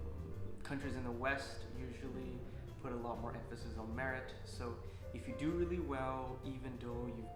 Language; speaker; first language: English; non-native, fluent; Portuguese